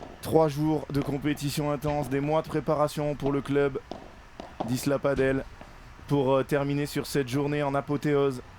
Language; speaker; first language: French; native; French